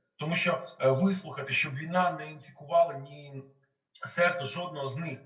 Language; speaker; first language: Ukrainian; non-native, local second language; Russian